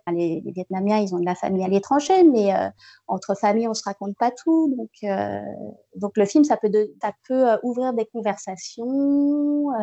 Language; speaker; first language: French; native; French